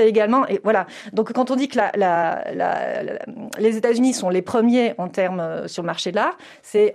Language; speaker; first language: French; native; French